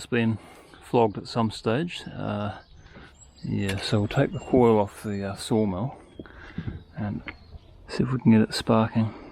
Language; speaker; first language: English; native; English